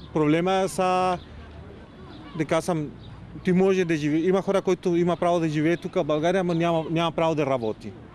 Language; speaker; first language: Bulgarian; non-native, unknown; Spanish